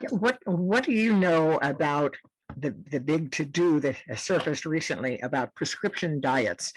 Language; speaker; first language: English; native; English